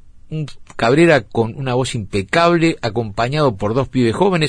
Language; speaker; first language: Spanish; native; Spanish